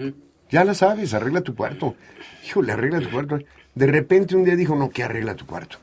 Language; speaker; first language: Spanish; native; Spanish